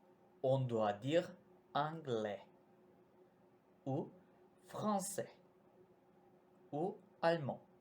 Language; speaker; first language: French; non-native, learner; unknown